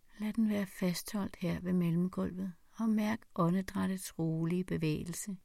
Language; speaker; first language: Danish; native; Danish